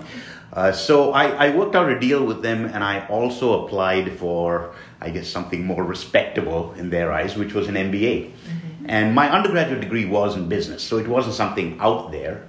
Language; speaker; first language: English; non-native, local second language; Tamil